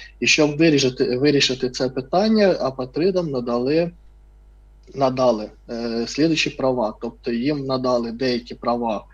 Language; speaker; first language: Ukrainian; non-native, fluent; Russian